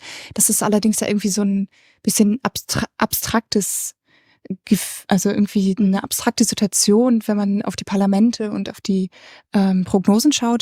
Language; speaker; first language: German; native; German